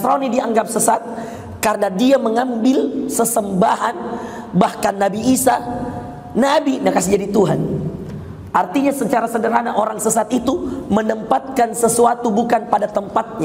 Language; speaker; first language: Indonesian; native; Indonesian